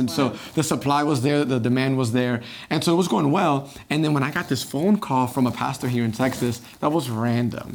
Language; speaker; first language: English; native; English